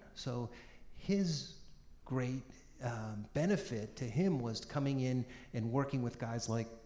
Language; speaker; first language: English; native; English